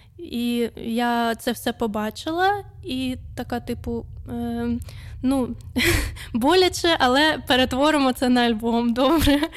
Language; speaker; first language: Ukrainian; non-native, local second language; Russian